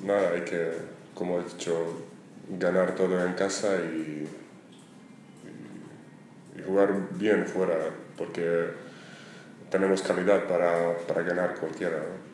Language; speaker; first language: Spanish; non-native, fluent; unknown